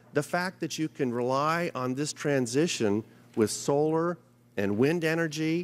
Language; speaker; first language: English; native; English